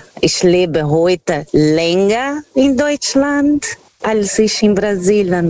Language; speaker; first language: German; non-native, fluent; Portuguese